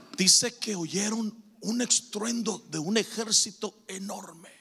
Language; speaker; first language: Spanish; native; Spanish